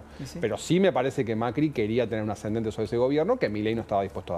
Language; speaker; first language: Spanish; native; Spanish